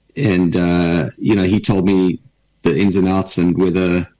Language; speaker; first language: English; native; English